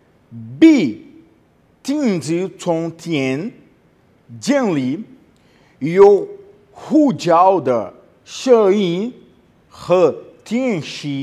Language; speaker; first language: Chinese; non-native, learner; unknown